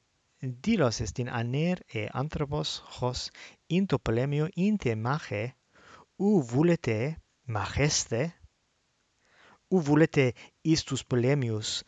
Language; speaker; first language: Greek; non-native, fluent; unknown